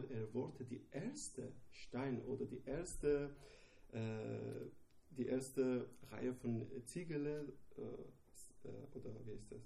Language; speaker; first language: German; non-native, learner; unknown